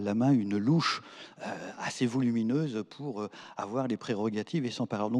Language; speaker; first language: French; native; French